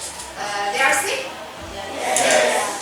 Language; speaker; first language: English; non-native, fluent; Indonesian